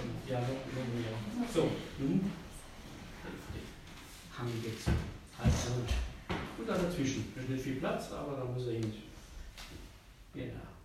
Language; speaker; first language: German; native; German